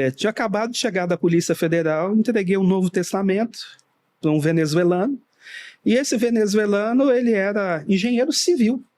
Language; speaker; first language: Portuguese; native; Portuguese